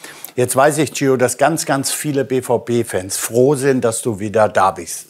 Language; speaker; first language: German; native; German